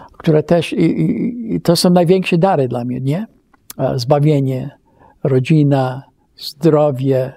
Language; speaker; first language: Polish; early bilingual, heritage; Polish